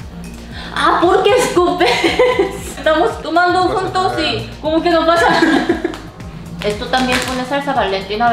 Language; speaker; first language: Spanish; non-native, learner; Korean